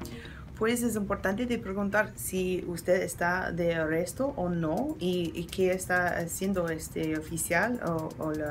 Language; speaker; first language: Spanish; non-native, learner; English